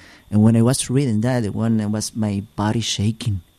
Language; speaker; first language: English; non-native, learner; Spanish